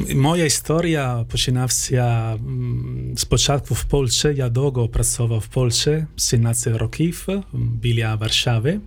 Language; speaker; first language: Ukrainian; non-native, learner; Italian